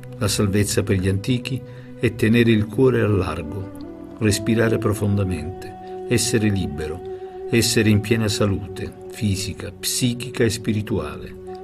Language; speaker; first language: Italian; native; Italian